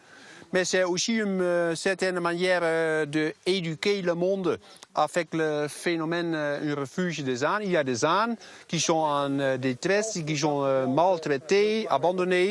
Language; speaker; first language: French; non-native, learner; Dutch